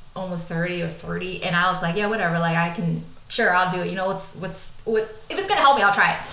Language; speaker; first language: English; native; English